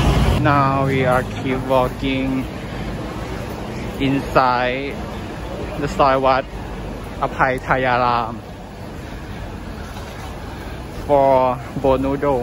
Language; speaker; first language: English; non-native, learner; Thai